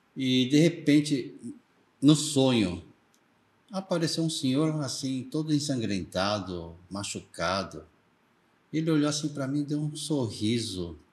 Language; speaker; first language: Portuguese; early bilingual, other home language; Korean